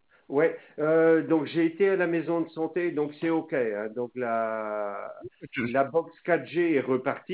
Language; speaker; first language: French; native; French